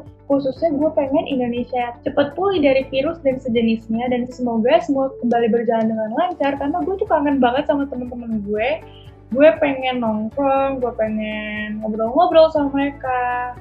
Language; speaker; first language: Indonesian; native; Indonesian